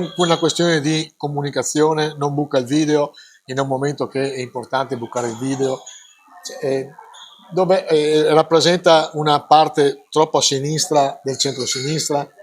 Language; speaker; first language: Italian; native; Italian